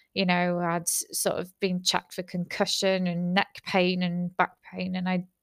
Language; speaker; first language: English; native; English